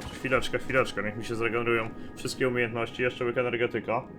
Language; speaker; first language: Polish; native; Polish